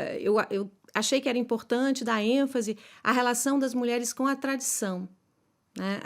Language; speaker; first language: Portuguese; native; Portuguese